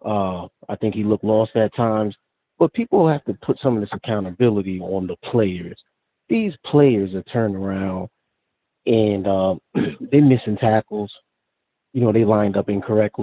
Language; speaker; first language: English; native; English